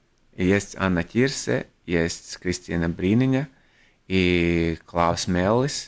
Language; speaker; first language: Russian; non-native, local second language; Latvian